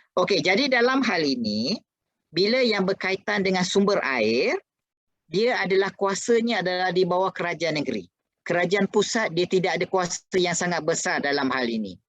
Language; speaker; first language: Malay; native; Malay